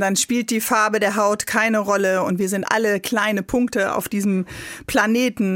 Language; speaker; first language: German; native; German